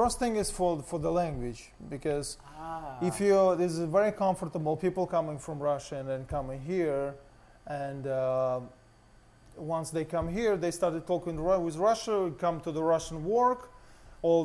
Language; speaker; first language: English; non-native, learner; Russian